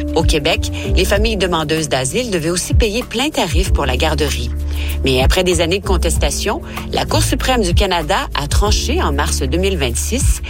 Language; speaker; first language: French; native; French